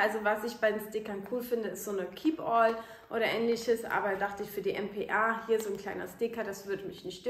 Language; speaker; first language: German; native; German